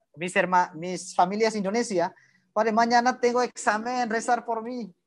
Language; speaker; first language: Spanish; non-native, fluent; Indonesian